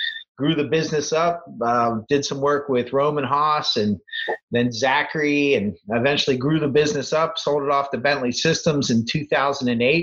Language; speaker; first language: English; native; English